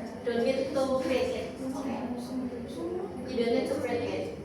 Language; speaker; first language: English; non-native, fluent; Indonesian